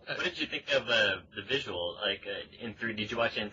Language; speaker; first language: English; native; English